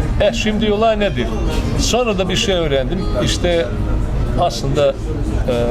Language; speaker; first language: Turkish; non-native, fluent; Serbian